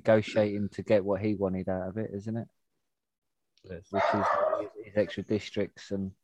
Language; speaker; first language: English; native; English